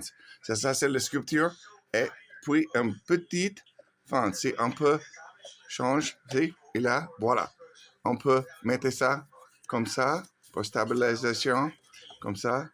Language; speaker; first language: French; non-native, learner; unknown